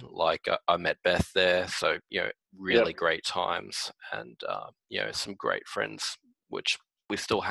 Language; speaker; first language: English; native; English